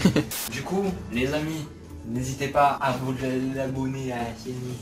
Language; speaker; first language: French; native; French